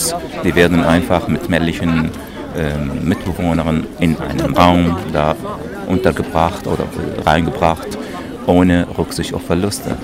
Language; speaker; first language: German; non-native, fluent; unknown